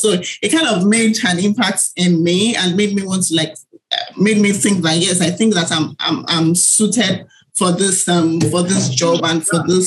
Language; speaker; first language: English; non-native, local second language; Yoruba